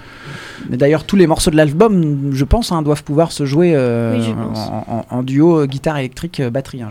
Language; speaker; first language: French; native; French